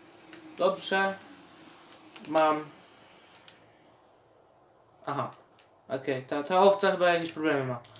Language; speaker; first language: Polish; native; Polish